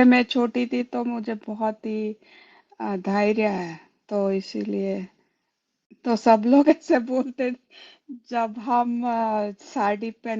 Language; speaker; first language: Hindi; non-native, local second language; Kannada